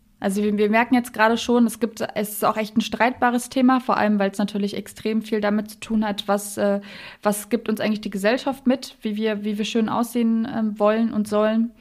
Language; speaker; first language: German; native; German